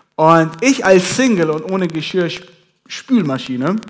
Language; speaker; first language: German; non-native, fluent; Persian